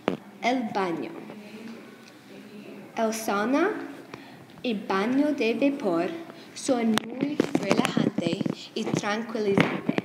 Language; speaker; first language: Spanish; non-native, learner; English